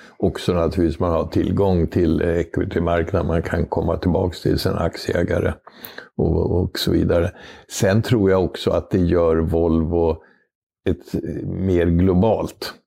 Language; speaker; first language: Swedish; native; Swedish